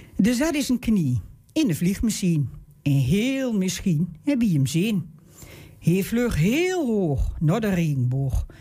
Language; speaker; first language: Dutch; native; Dutch